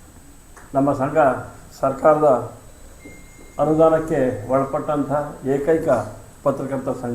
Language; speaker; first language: Kannada; native; Kannada